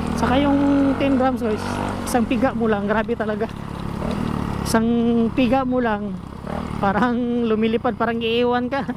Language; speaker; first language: Filipino; non-native, local second language; Cebuano